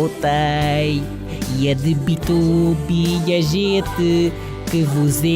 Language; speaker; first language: Portuguese; native; Portuguese